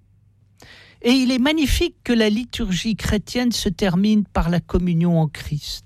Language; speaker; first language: French; native; French